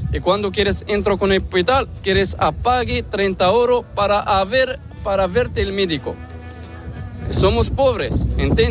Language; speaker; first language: Spanish; non-native, learner; Arabic